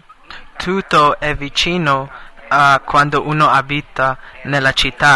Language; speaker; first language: Italian; non-native, learner; English